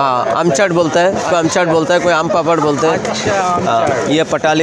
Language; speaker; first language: Hindi; non-native, local second language; Bangla